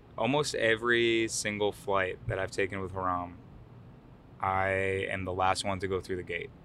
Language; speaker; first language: English; early bilingual, other home language; Arabic